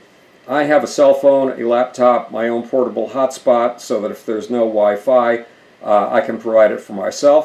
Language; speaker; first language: English; native; English